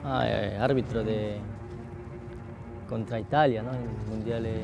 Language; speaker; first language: Italian; non-native, learner; Korean